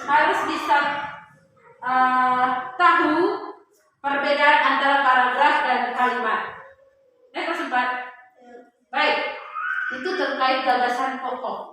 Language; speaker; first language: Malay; non-native, local second language; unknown